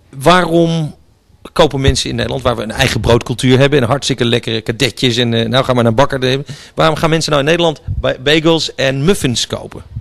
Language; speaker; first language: Dutch; native; Dutch